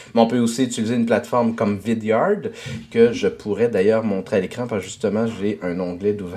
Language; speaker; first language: French; native; French